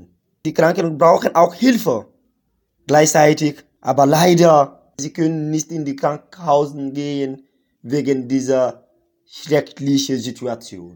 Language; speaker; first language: German; non-native, learner; French